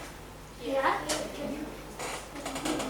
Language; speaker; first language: English; non-native, fluent; Indonesian